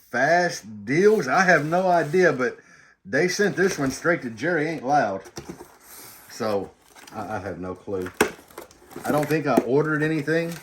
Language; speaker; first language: English; native; English